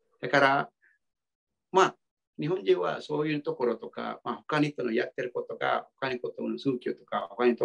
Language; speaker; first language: Japanese; non-native, fluent; Indonesian